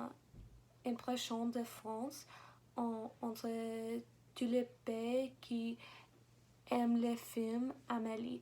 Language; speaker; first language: French; non-native, learner; English